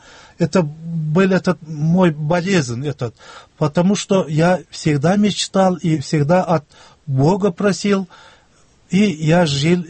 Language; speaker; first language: Russian; non-native, local second language; Turkmen